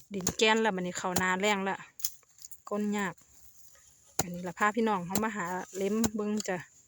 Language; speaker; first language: Thai; native; Thai